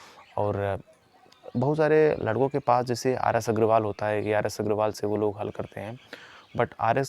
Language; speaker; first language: Hindi; native; Hindi